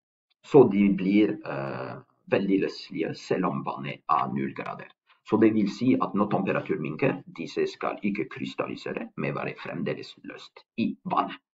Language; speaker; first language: Norwegian; non-native, fluent; French